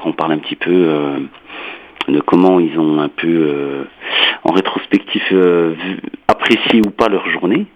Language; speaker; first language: French; native; French